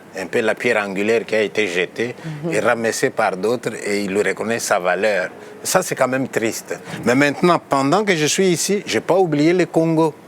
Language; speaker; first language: French; non-native, local second language; Luba-Lulua